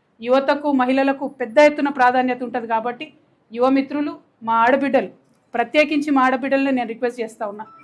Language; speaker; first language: Telugu; native; Telugu